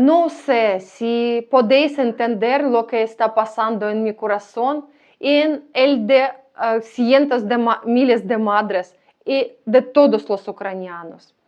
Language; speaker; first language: Spanish; non-native, learner; Ukrainian